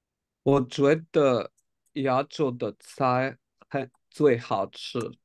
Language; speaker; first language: Chinese; non-native, learner; French